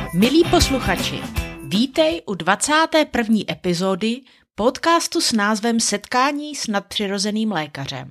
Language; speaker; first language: Czech; native; Czech